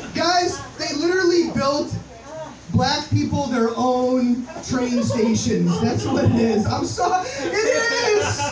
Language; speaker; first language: English; native; English